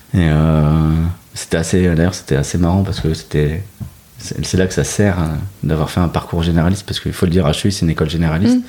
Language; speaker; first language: French; native; French